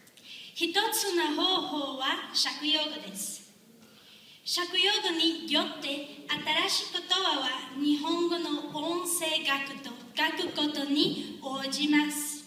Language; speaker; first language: Japanese; non-native, learner; Spanish